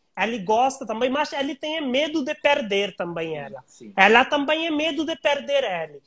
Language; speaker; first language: Portuguese; non-native, learner; Hindi